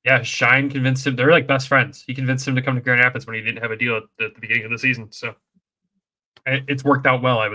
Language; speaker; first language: English; native; English